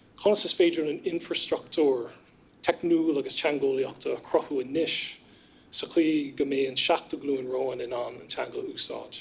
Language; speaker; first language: Irish; non-native, fluent; English